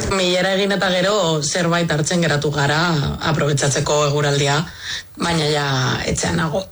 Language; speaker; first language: Basque; non-native, local second language; Spanish